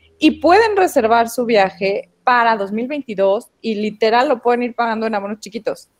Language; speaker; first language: Spanish; native; Spanish